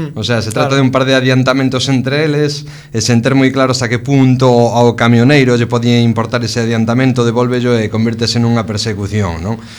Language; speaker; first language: Galician; non-native, local second language; Spanish